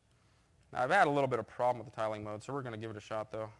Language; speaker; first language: English; native; English